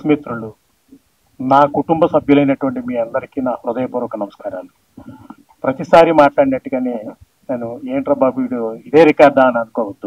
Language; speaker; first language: Telugu; native; Telugu